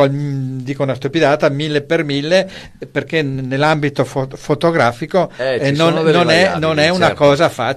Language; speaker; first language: Italian; native; Italian